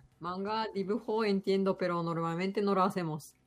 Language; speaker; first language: Spanish; non-native, learner; Japanese